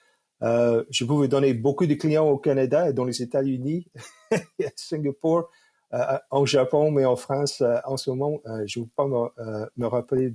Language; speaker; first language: French; non-native, fluent; English